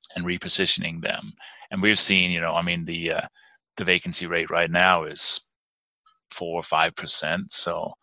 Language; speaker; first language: English; non-native, fluent; Danish